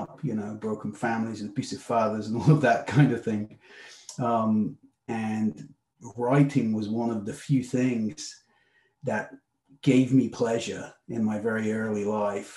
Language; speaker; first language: English; native; English